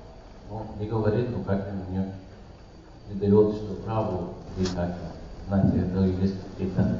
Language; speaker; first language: Russian; non-native, learner; Persian